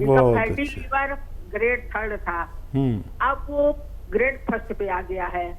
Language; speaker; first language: Hindi; native; Hindi